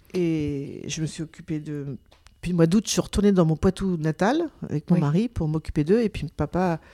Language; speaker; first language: French; native; French